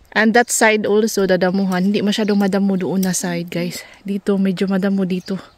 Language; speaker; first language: Filipino; non-native, local second language; Cebuano